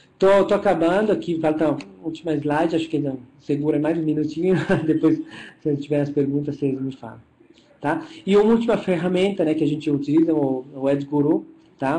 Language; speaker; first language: Portuguese; non-native, fluent; Italian